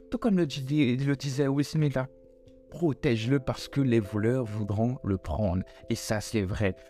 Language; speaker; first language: French; native; French